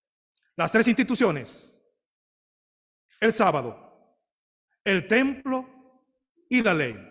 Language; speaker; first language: Spanish; native; Spanish